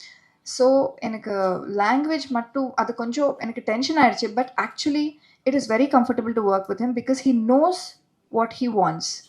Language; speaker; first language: Tamil; non-native, learner; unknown